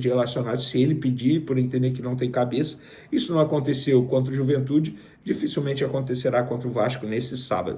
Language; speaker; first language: Portuguese; native; Portuguese